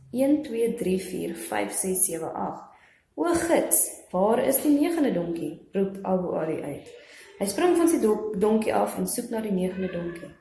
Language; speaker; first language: Afrikaans; non-native, local second language; English